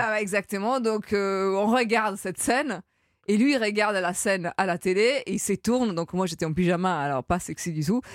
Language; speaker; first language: French; non-native, fluent; Italian